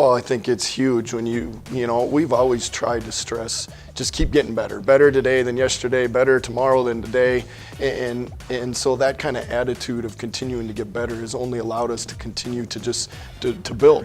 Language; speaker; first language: English; native; English